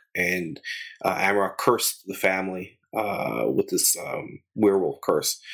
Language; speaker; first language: English; native; English